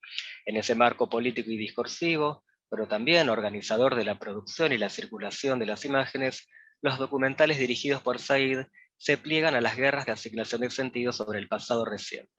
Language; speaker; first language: Spanish; native; Spanish